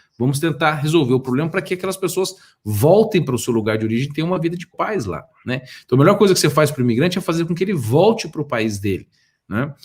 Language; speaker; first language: Portuguese; native; Portuguese